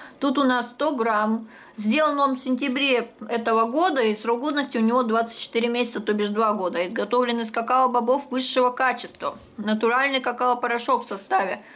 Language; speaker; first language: Russian; native; Russian